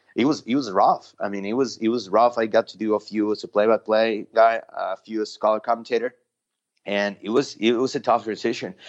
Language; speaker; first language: English; non-native, fluent; Spanish